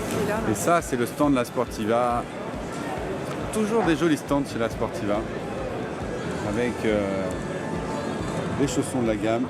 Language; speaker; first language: French; native; French